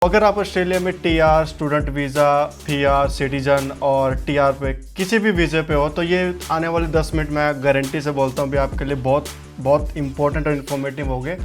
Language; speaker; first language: Hindi; native; Hindi